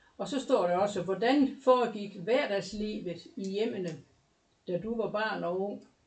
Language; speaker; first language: Danish; native; Danish